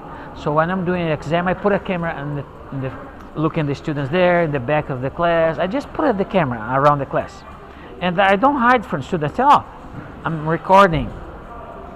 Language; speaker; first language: English; non-native, fluent; Portuguese